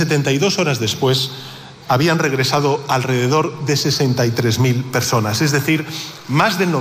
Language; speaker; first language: Spanish; native; Spanish